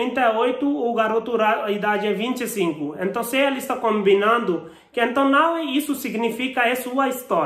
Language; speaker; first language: Portuguese; non-native, learner; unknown